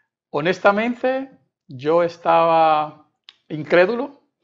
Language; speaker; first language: Spanish; native; Spanish